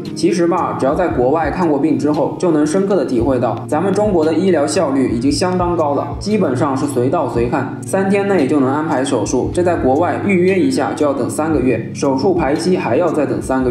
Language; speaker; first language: Chinese; native; Chinese